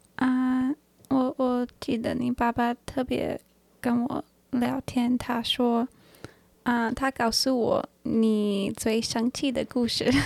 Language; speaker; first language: Chinese; non-native, learner; English